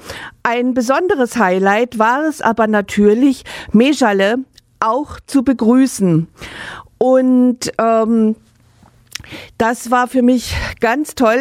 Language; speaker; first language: German; native; German